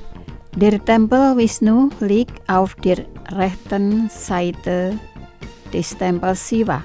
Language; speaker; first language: German; non-native, fluent; Indonesian